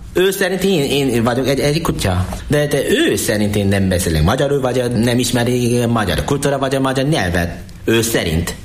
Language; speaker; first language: Hungarian; non-native, learner; Korean